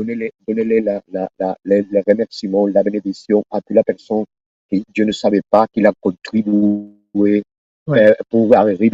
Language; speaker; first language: French; non-native, learner; Spanish